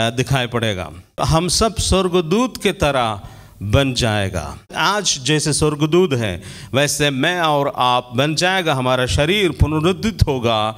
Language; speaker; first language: Hindi; non-native, local second language; Malayalam